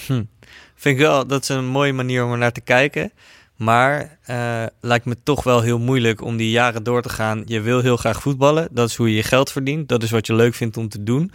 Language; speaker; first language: Dutch; native; Dutch